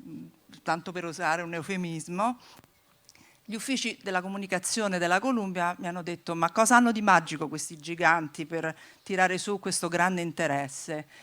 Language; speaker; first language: Italian; native; Italian